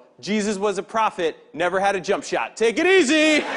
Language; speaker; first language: English; native; English